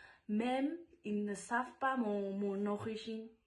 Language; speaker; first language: French; non-native, fluent; Vietnamese